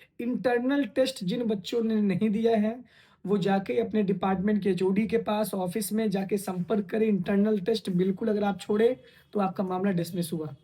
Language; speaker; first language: Hindi; native; Hindi